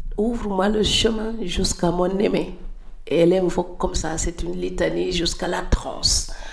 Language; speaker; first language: French; non-native, local second language; Serer